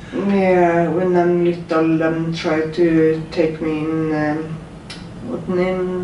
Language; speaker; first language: English; non-native, learner; Norwegian